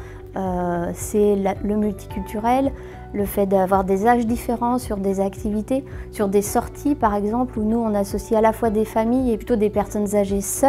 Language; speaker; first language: French; native; French